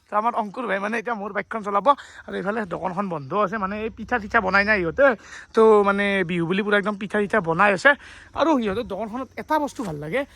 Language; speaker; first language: Assamese; native; Assamese